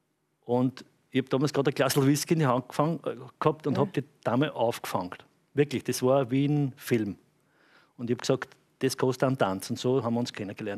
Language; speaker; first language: German; native; German